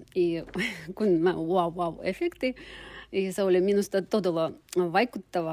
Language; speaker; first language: Finnish; non-native, learner; Turkish